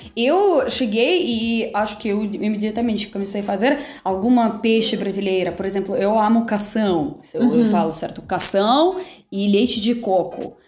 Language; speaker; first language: Portuguese; non-native, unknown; Russian